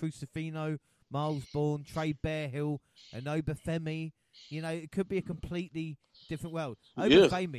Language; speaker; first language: English; native; English